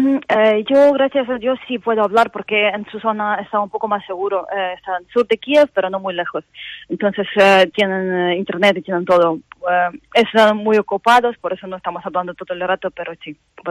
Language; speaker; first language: Spanish; non-native, fluent; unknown